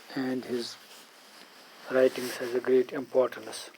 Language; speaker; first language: English; non-native, local second language; Urdu